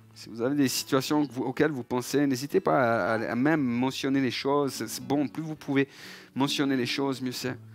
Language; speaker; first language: French; native; French